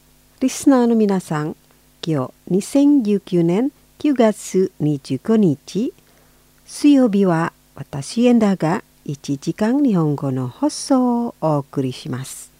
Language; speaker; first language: Japanese; non-native, fluent; Indonesian